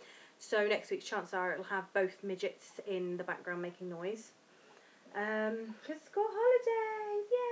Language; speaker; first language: English; native; English